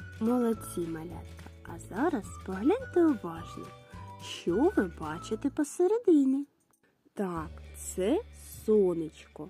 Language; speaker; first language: Ukrainian; native; Ukrainian